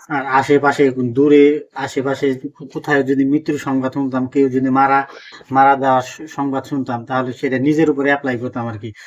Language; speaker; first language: Bangla; native; Bangla